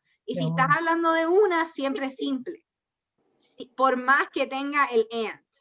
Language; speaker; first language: Spanish; early bilingual, heritage; Spanish